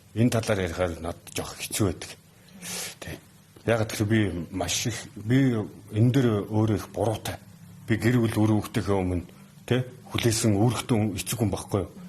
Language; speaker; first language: Mongolian; native; Mongolian